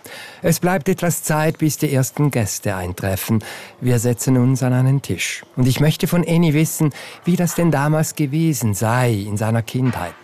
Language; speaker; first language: German; native; German